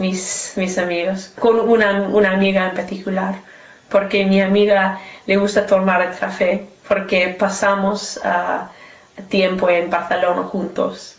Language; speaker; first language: Spanish; non-native, learner; English